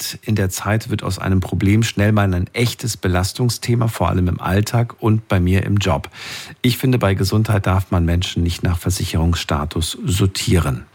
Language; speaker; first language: German; native; German